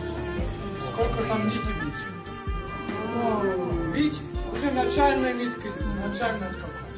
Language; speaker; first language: Russian; non-native, learner; Turkish